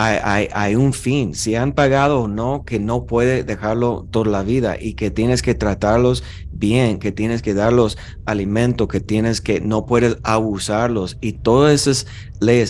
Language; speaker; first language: Spanish; non-native, fluent; English